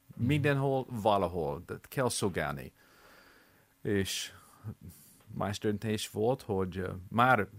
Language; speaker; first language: Hungarian; non-native, fluent; English